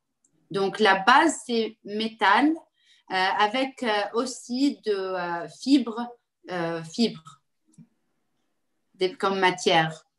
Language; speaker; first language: French; non-native, local second language; Arabic